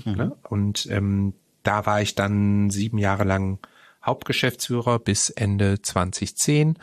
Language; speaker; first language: German; native; German